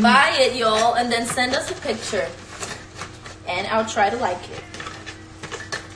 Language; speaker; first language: English; non-native, fluent; Portuguese